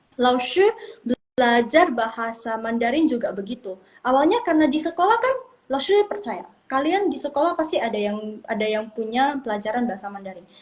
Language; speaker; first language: Indonesian; non-native, local second language; Min Nan Chinese